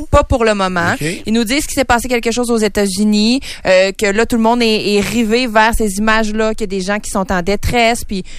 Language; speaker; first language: French; native; French